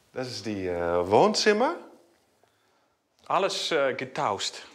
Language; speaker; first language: German; non-native, learner; Dutch